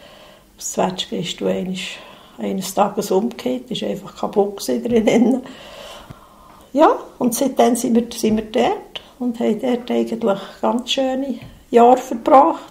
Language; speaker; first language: German; native; German